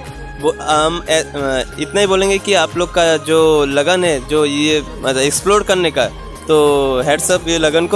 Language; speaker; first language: Hindi; non-native, local second language; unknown